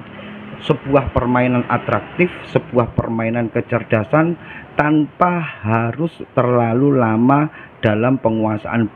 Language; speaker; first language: Indonesian; native; Indonesian